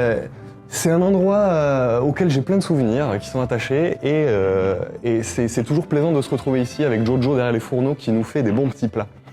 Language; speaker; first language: French; native; French